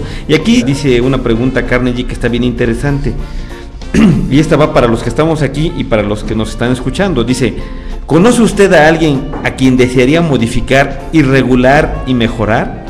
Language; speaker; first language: Spanish; native; Spanish